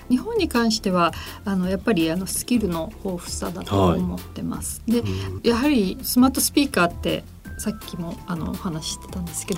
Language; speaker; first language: Japanese; native; Japanese